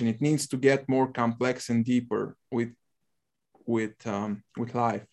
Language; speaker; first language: English; non-native, fluent; Bulgarian